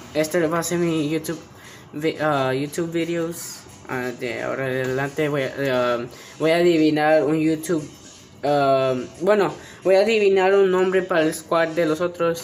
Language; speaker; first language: Spanish; early bilingual, heritage; Spanish